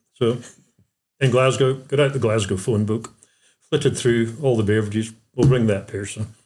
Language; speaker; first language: English; native; English